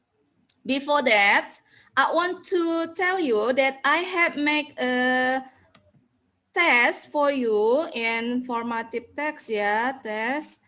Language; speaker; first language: English; non-native, learner; Indonesian